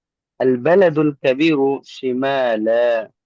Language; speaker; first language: Arabic; non-native, learner; Bangla